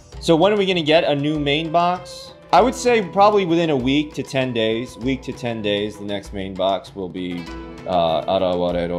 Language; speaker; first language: English; native; English